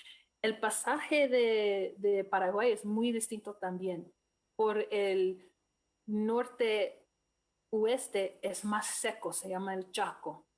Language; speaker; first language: Spanish; non-native, fluent; English